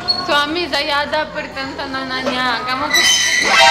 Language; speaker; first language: Indonesian; non-native, learner; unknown